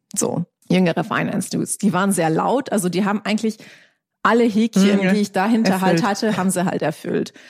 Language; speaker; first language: German; non-native, fluent; English